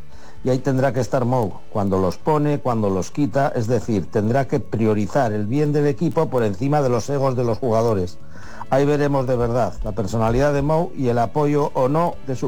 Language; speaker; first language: Spanish; native; Spanish